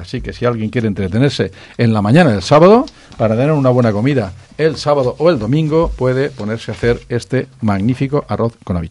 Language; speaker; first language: Spanish; native; Spanish